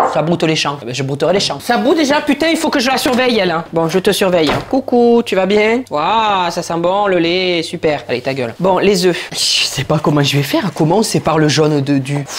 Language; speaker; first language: French; native; French